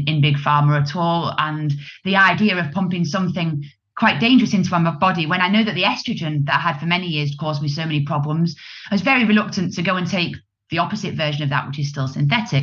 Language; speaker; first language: English; native; English